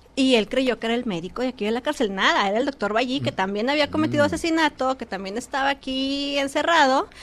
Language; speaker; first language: Spanish; native; Spanish